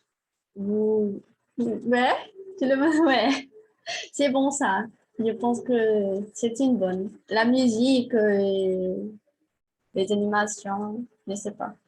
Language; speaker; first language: French; non-native, learner; Portuguese